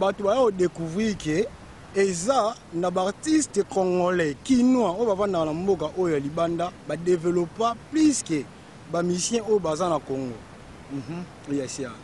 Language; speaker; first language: French; non-native, local second language; Lingala